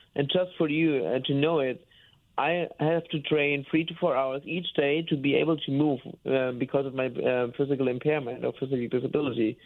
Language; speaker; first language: English; non-native, fluent; German